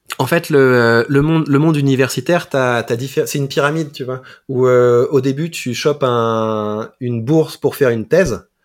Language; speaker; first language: French; native; French